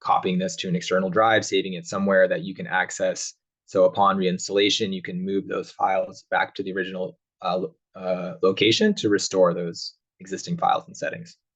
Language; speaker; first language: English; native; English